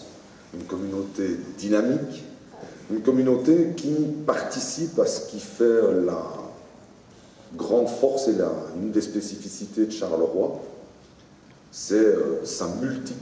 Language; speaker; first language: French; native; French